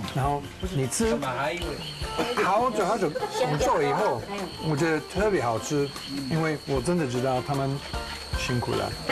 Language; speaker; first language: Chinese; non-native, learner; English